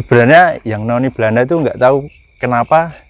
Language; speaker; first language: Indonesian; native; Indonesian